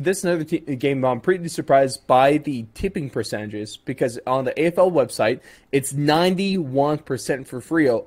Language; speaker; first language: English; native; English